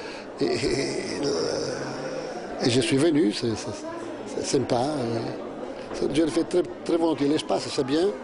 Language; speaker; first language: French; non-native, fluent; Italian